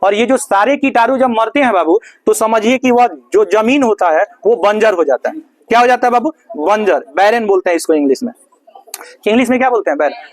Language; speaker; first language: Hindi; native; Hindi